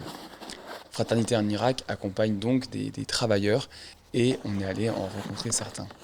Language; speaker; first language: French; native; French